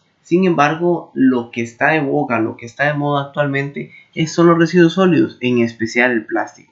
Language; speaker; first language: Spanish; native; Spanish